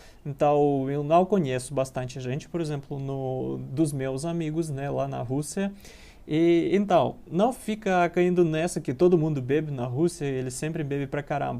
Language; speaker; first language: Portuguese; non-native, learner; Russian